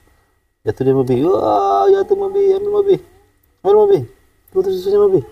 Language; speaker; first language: Indonesian; native; Indonesian